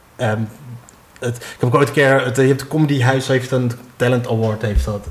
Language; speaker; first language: Dutch; early bilingual, other home language; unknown